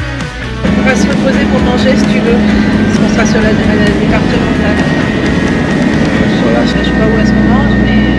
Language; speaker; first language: French; native; French